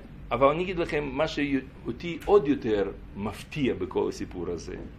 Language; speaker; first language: Hebrew; non-native, fluent; Russian